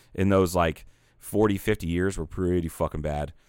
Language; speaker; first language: English; native; English